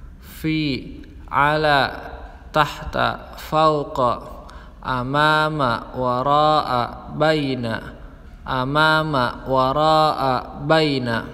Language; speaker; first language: Arabic; non-native, fluent; Indonesian